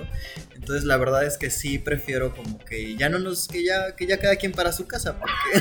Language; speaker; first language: Spanish; native; Spanish